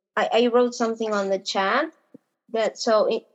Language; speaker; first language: English; non-native, fluent; Spanish